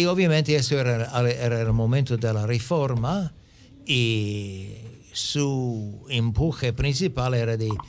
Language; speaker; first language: Spanish; non-native, fluent; English